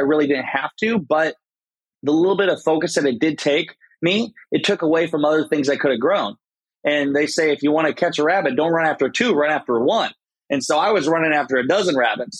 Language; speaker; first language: English; native; English